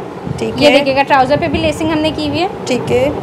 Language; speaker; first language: Urdu; native; Urdu